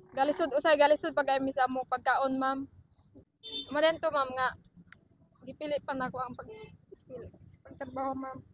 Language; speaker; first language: Cebuano; non-native, local second language; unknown